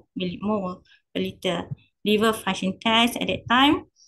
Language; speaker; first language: English; non-native, local second language; Malay